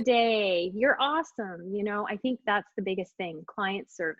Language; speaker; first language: English; native; English